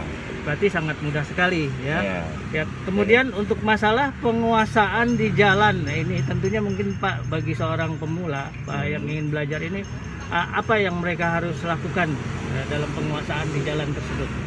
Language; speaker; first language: Indonesian; native; Indonesian